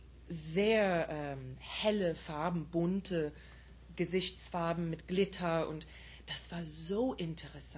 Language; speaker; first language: German; non-native, fluent; English